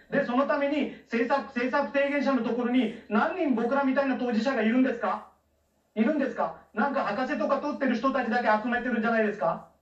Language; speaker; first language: Japanese; non-native, fluent; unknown